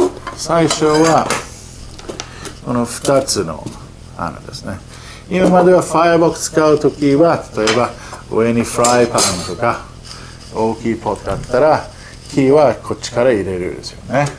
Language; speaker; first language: Japanese; non-native, fluent; English